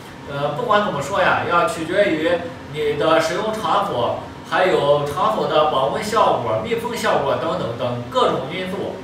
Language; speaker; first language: Chinese; native; Chinese